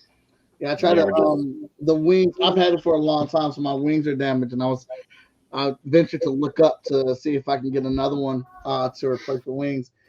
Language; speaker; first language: English; native; English